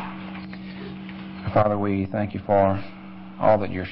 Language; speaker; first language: English; native; English